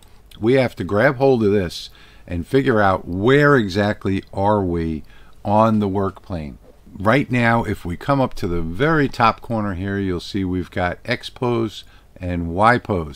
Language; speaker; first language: English; native; English